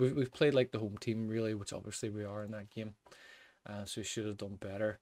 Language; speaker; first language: English; native; English